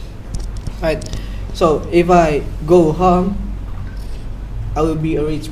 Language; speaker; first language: English; non-native, learner; Indonesian